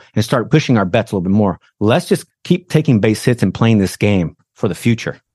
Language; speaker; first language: English; non-native, fluent; Portuguese